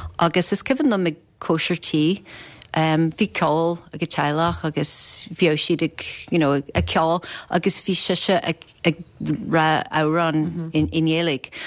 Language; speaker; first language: Irish; non-native, fluent; English